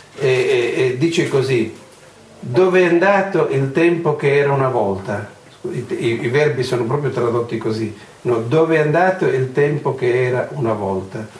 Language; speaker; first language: Italian; non-native, fluent; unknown